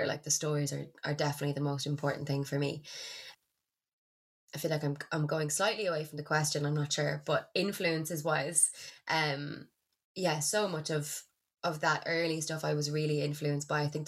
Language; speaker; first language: English; native; English